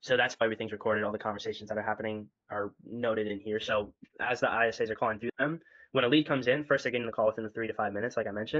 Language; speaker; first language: English; native; English